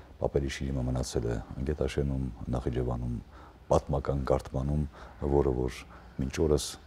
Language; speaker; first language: Armenian; native; Armenian